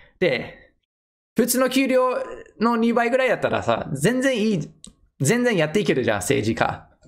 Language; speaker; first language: Japanese; non-native, fluent; English